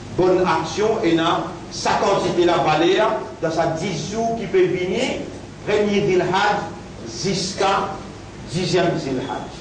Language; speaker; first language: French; non-native, local second language; Morisyen